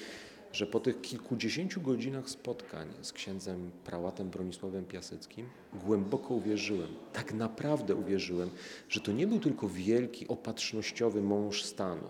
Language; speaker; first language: Polish; native; Polish